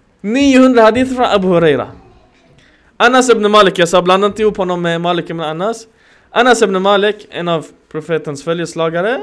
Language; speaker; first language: Swedish; non-native, fluent; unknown